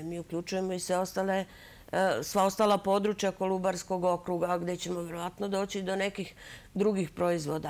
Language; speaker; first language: Serbian; native; Serbian